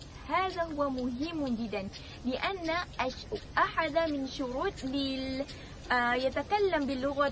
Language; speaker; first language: Arabic; non-native, learner; Malay